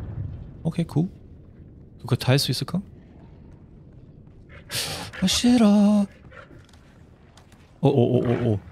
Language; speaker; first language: Korean; non-native, fluent; German